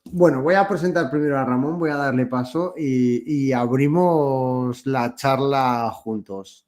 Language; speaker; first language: Spanish; native; Spanish